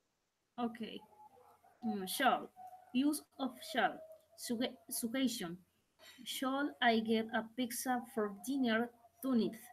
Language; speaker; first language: English; non-native, learner; Spanish